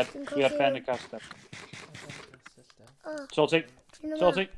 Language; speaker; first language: Welsh; native; Welsh